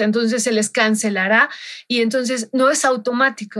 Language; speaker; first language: Spanish; native; Spanish